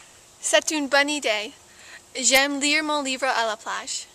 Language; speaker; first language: French; non-native, learner; English